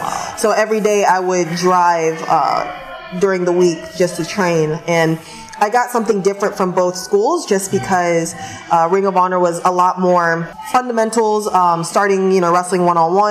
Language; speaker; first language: English; native; English